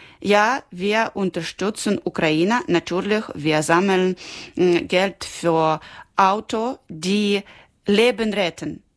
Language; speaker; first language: German; non-native, learner; Ukrainian